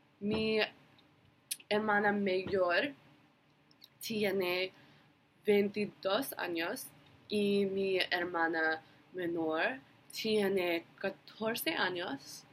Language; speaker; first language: Spanish; non-native, learner; English